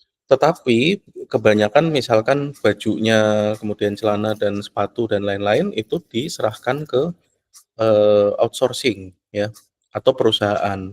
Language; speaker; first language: Indonesian; native; Indonesian